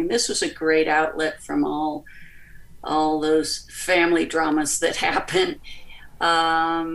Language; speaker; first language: English; native; English